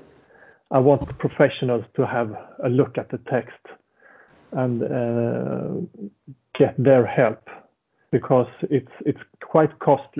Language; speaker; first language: English; non-native, fluent; Swedish